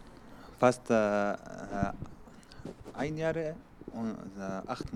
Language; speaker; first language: German; non-native, learner; Arabic